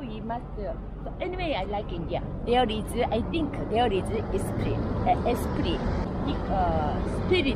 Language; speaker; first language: English; non-native, learner; Spanish